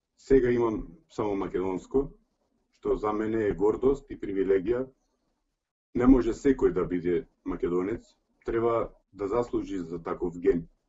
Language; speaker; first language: Macedonian; early bilingual, heritage; Macedonian